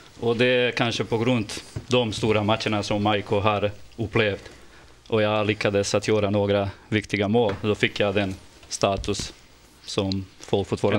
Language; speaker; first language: Swedish; non-native, fluent; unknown